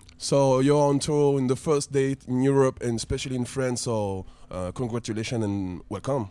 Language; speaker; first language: English; non-native, learner; French